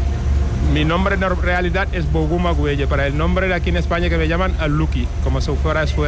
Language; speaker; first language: Spanish; non-native, learner; Wolof